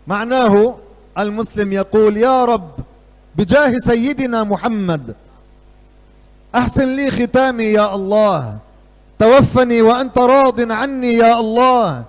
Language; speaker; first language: Arabic; native; Arabic